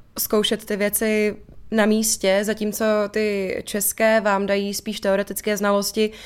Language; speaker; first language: Czech; native; Czech